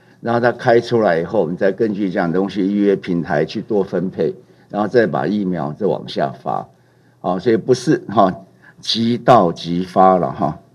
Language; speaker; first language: Chinese; native; Chinese